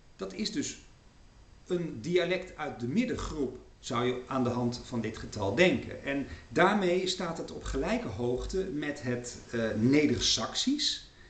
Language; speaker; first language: Dutch; native; Dutch